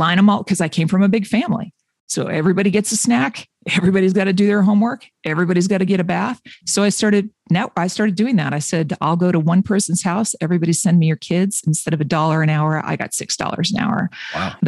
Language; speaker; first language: English; native; English